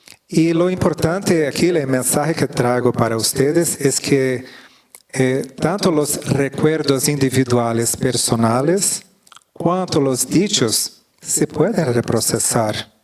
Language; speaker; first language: Spanish; non-native, fluent; Portuguese